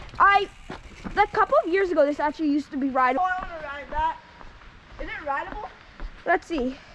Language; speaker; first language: English; native; English